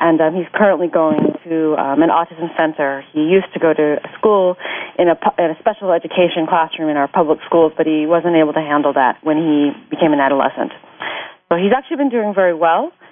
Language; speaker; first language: English; native; English